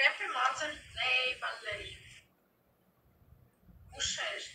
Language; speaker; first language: English; non-native, learner; Russian